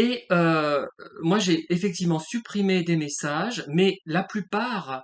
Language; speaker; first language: French; native; French